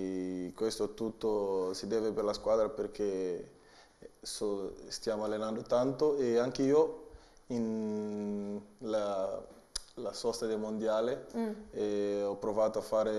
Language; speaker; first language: Italian; non-native, learner; Portuguese